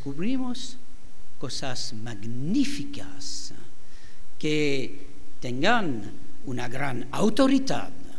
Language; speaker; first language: Spanish; non-native, fluent; French